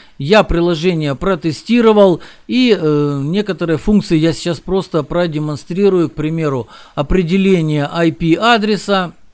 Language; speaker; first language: Russian; native; Russian